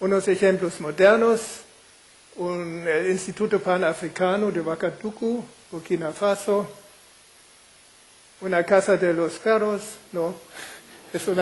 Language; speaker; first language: Spanish; non-native, fluent; German